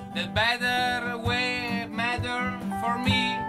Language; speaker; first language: English; non-native, learner; Italian